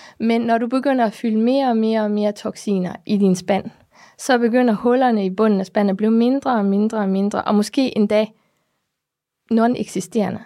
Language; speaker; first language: Danish; early bilingual, heritage; Danish